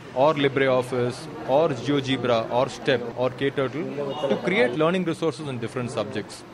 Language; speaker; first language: English; non-native, local second language; Kannada